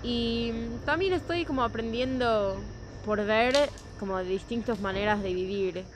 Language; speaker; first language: Spanish; non-native, fluent; English